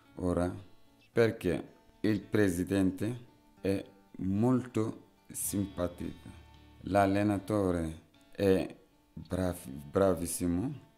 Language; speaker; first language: Italian; non-native, fluent; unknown